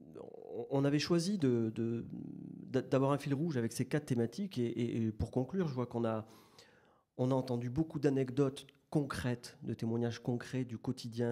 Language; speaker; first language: French; native; French